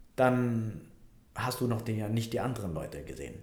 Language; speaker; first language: German; non-native, fluent; Vietnamese